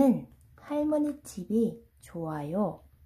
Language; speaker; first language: Korean; non-native, learner; Vietnamese